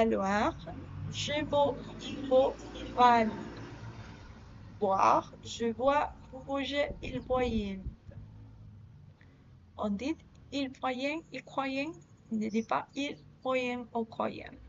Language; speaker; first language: French; non-native, learner; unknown